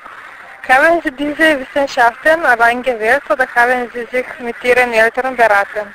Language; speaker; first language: German; non-native, learner; Bulgarian